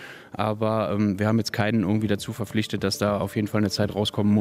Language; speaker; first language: German; native; German